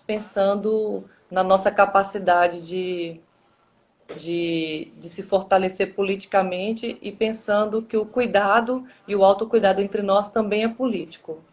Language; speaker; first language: Portuguese; native; Portuguese